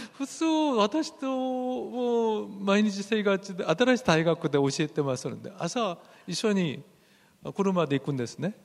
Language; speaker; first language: Japanese; non-native, fluent; Korean